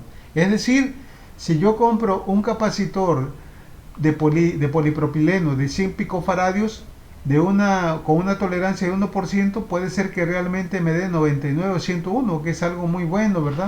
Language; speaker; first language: Spanish; native; Spanish